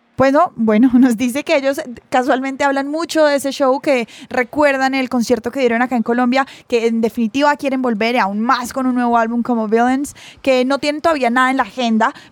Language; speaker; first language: Spanish; native; Spanish